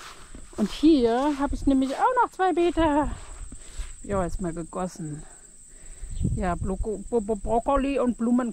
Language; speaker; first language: German; native; German